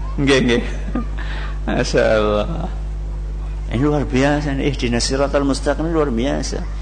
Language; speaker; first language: Malay; non-native, local second language; Javanese